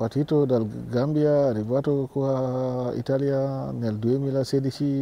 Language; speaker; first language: Italian; non-native, learner; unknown